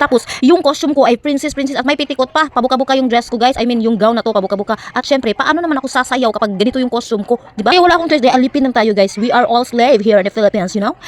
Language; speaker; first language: Filipino; non-native, local second language; Cebuano